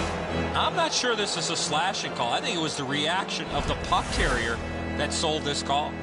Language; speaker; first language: English; native; English